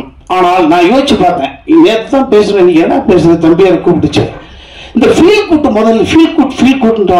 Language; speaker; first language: Tamil; native; Tamil